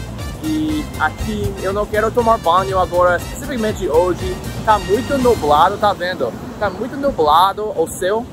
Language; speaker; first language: Portuguese; non-native, fluent; English